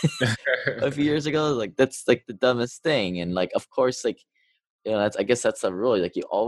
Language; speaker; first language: English; native; English